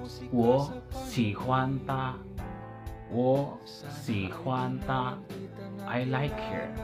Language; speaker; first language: Chinese; non-native, learner; Filipino